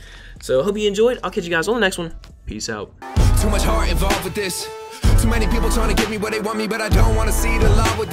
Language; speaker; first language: English; native; English